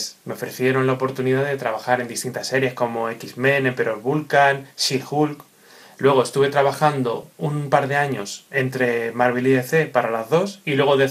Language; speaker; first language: Spanish; native; Spanish